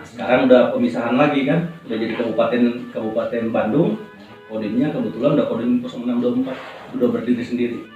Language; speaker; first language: Indonesian; native; Indonesian